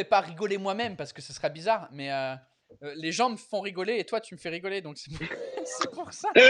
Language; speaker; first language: French; non-native, fluent; English